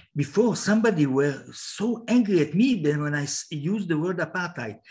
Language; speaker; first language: English; non-native, fluent; Hebrew